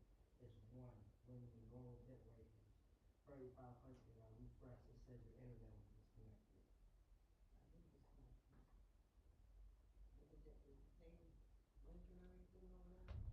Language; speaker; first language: English; native; English